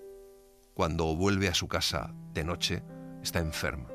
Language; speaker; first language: Spanish; native; Spanish